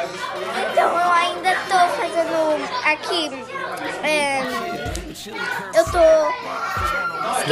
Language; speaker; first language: Portuguese; early bilingual, heritage; Portuguese